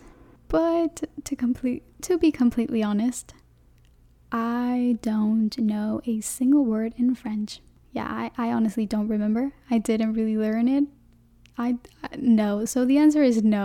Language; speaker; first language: English; non-native, fluent; Spanish